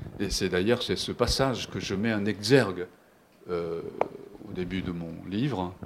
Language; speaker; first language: French; non-native, fluent; Japanese